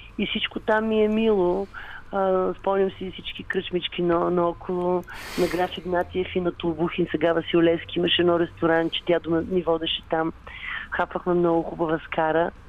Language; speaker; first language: Bulgarian; native; Bulgarian